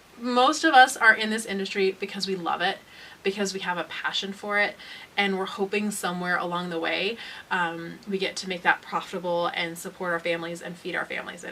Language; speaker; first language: English; native; English